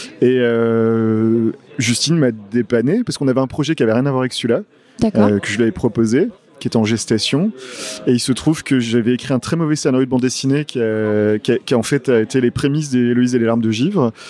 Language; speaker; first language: French; native; French